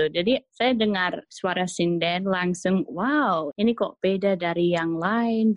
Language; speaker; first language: Indonesian; non-native, fluent; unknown